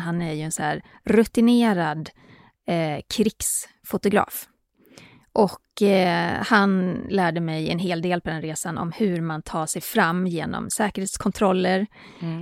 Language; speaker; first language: Swedish; native; Swedish